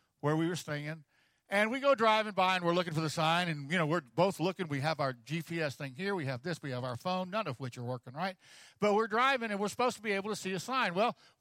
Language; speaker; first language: English; native; English